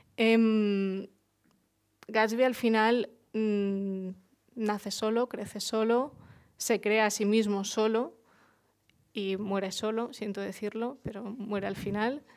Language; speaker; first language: Spanish; early bilingual, other home language; Russian